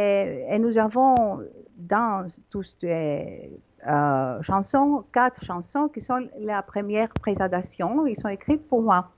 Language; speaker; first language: French; non-native, learner; Greek